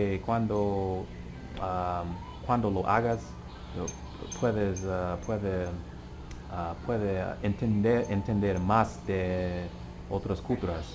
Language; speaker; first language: Spanish; non-native, learner; English